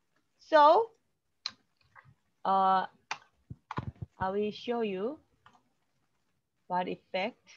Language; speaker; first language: English; non-native, learner; Korean